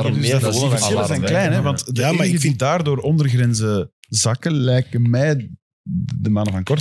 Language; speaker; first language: Dutch; native; Dutch